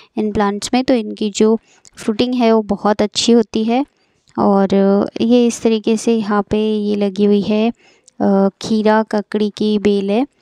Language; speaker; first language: Hindi; native; Hindi